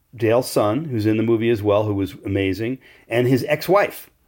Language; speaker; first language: English; native; English